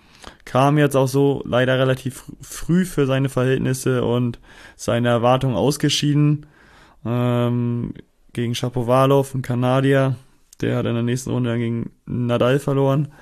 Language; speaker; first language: German; native; German